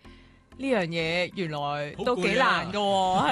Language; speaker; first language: Cantonese; native; Cantonese